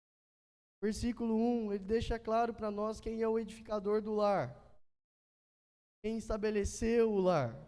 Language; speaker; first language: Portuguese; native; Portuguese